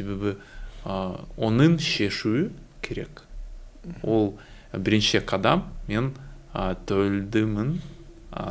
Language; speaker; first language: Kazakh; non-native, learner; Russian